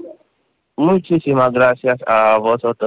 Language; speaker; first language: Spanish; non-native, learner; Wolof